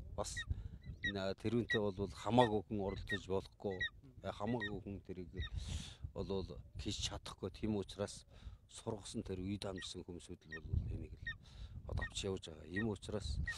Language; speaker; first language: Mongolian; non-native, local second language; Kazakh